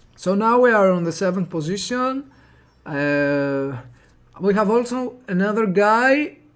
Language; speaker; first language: English; non-native, fluent; Greek